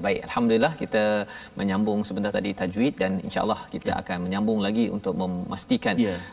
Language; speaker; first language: Malay; native; Malay